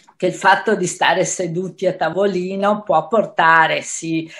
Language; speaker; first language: Italian; native; Italian